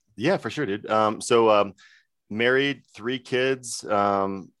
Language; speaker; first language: English; native; English